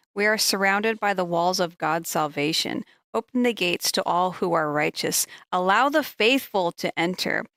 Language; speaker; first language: English; native; English